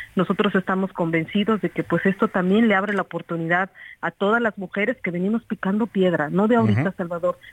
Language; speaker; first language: Spanish; native; Spanish